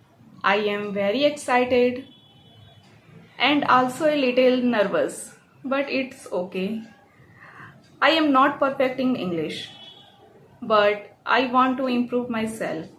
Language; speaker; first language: English; non-native, learner; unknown